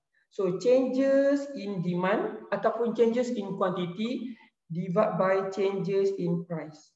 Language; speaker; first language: English; non-native, local second language; Malay